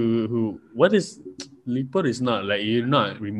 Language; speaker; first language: English; non-native, local second language; Malay